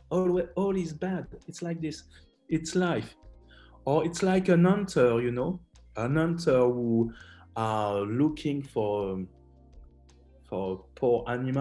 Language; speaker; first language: English; non-native, learner; French